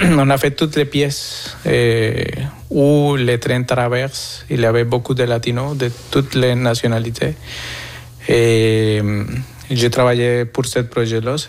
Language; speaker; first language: French; non-native, fluent; Spanish